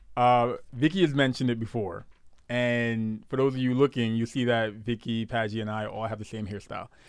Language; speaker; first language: English; native; English